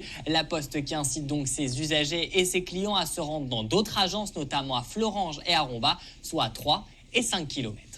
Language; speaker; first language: French; native; French